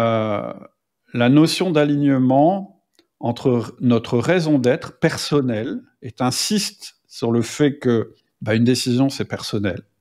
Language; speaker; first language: French; native; French